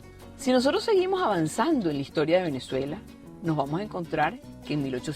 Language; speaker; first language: Spanish; native; Spanish